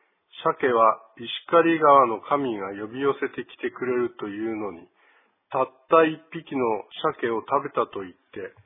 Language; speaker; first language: Japanese; native; Japanese